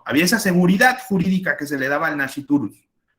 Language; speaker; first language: Spanish; native; Spanish